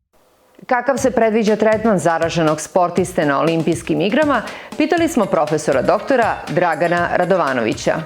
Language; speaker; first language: Serbian; native; Serbian